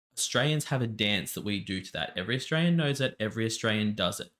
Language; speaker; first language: English; native; English